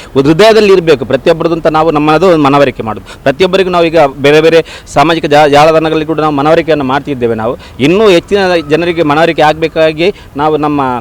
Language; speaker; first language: Kannada; non-native, local second language; Tulu